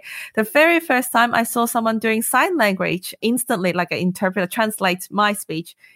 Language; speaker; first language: English; non-native, local second language; Cantonese